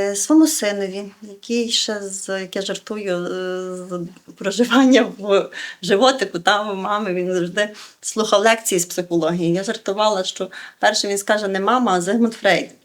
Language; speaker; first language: Ukrainian; native; Ukrainian